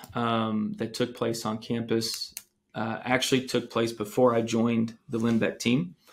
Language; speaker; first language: English; native; English